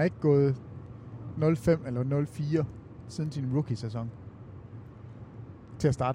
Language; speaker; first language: Danish; native; Danish